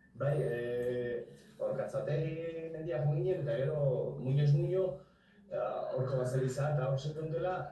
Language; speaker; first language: Basque; non-native, local second language; Spanish